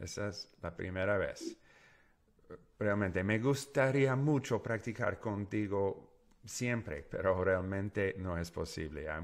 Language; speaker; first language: Spanish; non-native, learner; English